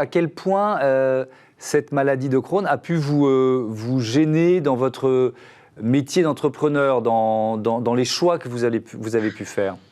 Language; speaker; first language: French; native; French